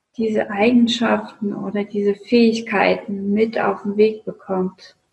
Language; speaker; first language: German; non-native, fluent; Russian